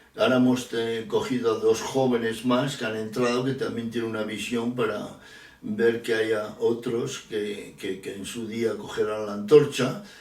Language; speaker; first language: Spanish; native; Spanish